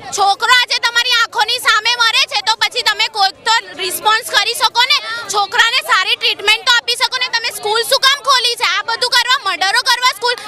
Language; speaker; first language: Gujarati; native; Gujarati